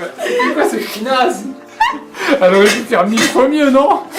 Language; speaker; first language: French; native; French